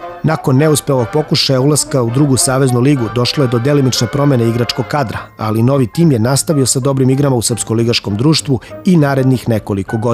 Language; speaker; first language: Serbian; native; Serbian